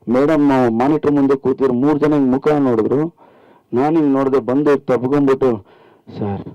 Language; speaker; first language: Kannada; native; Kannada